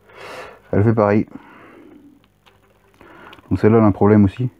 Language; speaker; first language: French; native; French